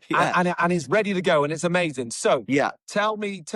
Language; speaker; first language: English; native; English